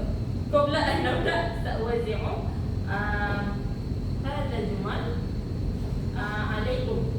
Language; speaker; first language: Arabic; non-native, learner; Malay